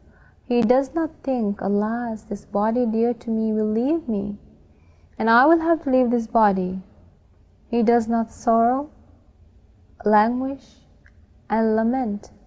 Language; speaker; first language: English; non-native, local second language; Sinhala